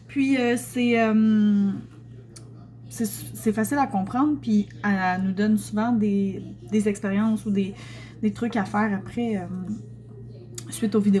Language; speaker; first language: French; native; French